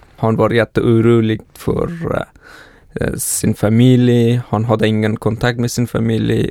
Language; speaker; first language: Swedish; non-native, fluent; Persian